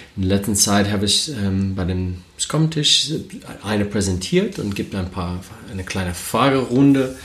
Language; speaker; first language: German; non-native, learner; English